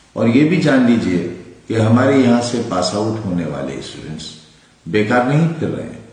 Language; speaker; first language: Urdu; native; Urdu